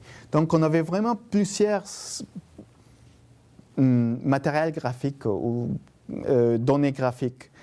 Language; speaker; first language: French; non-native, fluent; Spanish